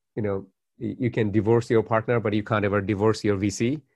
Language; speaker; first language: English; non-native, local second language; Bangla